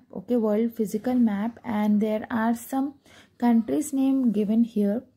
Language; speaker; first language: English; non-native, local second language; Hindi